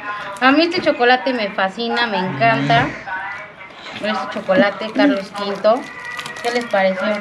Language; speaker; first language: Spanish; native; Spanish